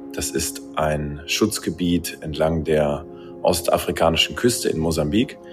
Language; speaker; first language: German; native; German